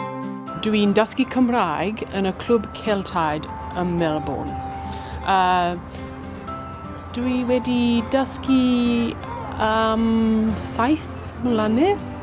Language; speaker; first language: Welsh; non-native, learner; English